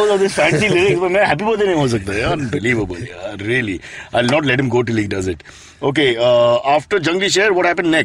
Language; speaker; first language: English; non-native, local second language; Hindi